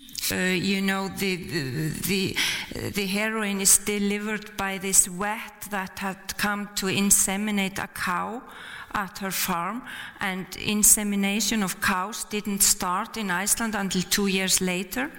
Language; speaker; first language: English; non-native, fluent; Icelandic